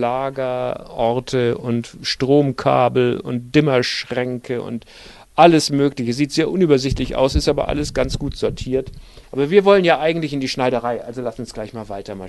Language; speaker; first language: German; native; German